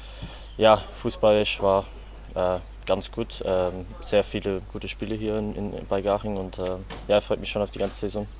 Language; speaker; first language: German; non-native, learner; English